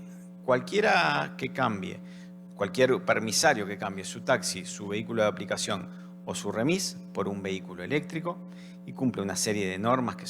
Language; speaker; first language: Spanish; native; Spanish